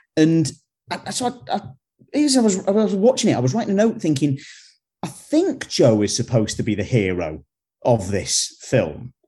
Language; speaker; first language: English; native; English